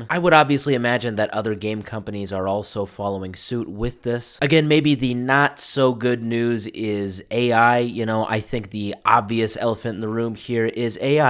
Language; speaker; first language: English; native; English